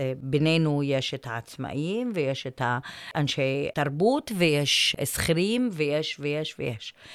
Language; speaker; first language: Hebrew; non-native, local second language; Arabic